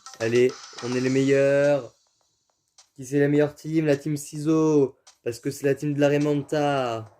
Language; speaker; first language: French; native; French